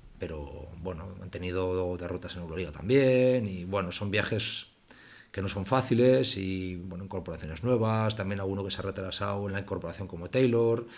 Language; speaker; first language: Spanish; native; Spanish